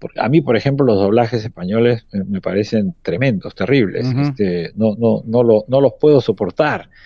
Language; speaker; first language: Spanish; native; Spanish